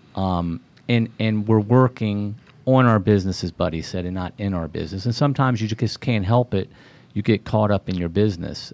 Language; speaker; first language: English; native; English